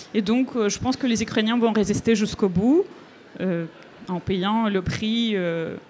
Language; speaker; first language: French; non-native, fluent; Ukrainian